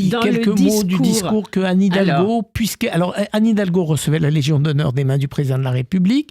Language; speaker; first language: French; native; French